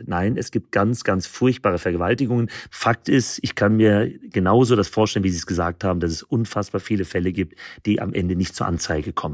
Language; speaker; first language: German; native; German